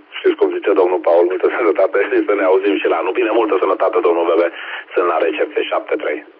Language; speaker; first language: Romanian; native; Romanian